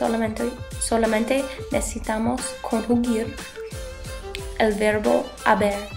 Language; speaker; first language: Spanish; non-native, learner; English